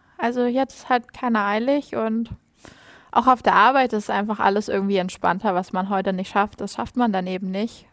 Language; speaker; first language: German; native; German